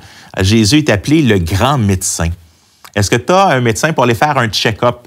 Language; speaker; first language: French; native; French